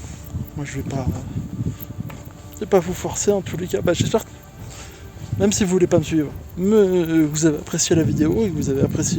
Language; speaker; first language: French; native; French